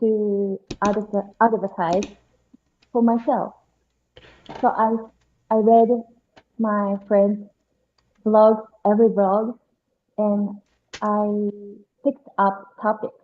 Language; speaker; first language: English; non-native, learner; Japanese